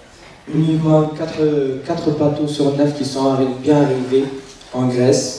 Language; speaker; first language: French; non-native, fluent; Arabic